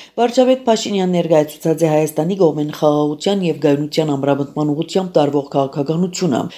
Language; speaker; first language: Armenian; early bilingual, heritage; Armenian